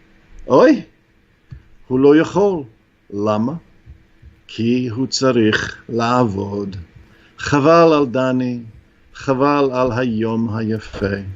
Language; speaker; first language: Hebrew; non-native, fluent; English